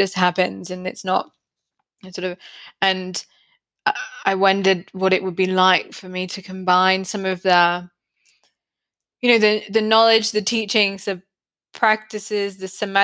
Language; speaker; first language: English; native; English